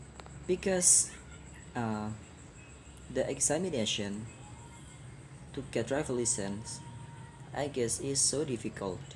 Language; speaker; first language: English; non-native, learner; Indonesian